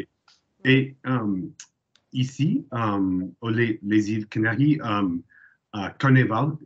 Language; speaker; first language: French; non-native, learner; English